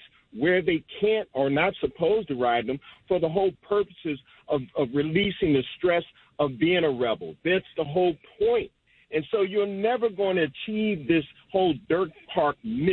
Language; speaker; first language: English; native; English